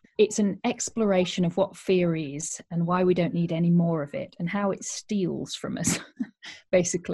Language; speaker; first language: English; native; English